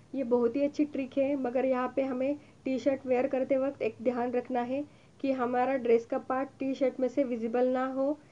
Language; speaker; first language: Hindi; non-native, local second language; Marathi